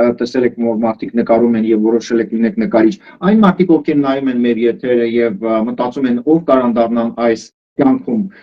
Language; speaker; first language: Armenian; early bilingual, heritage; Armenian